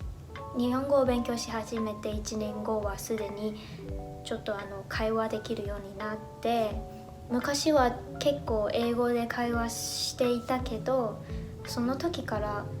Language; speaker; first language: Japanese; non-native, fluent; Chinese